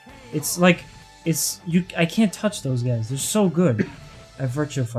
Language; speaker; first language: English; native; English